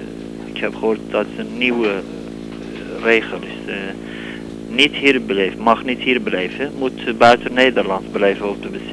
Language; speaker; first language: Dutch; non-native, learner; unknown